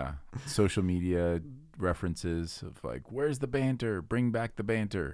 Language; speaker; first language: English; native; English